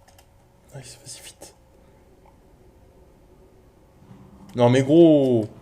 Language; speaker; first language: French; native; French